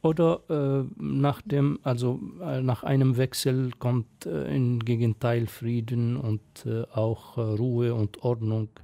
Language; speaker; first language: German; non-native, fluent; Arabic